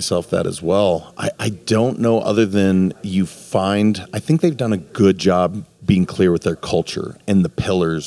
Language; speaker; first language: English; native; English